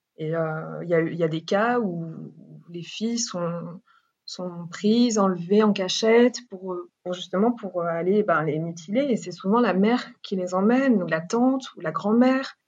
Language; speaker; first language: French; native; French